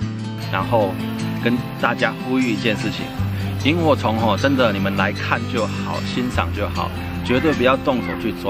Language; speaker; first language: Chinese; native; Chinese